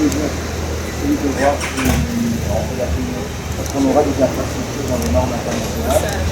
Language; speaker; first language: French; non-native, local second language; Malagasy